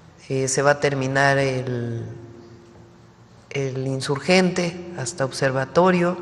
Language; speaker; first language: Spanish; native; Spanish